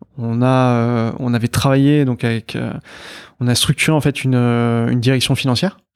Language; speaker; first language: French; native; French